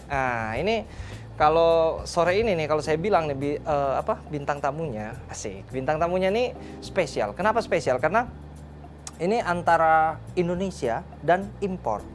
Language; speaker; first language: Indonesian; native; Indonesian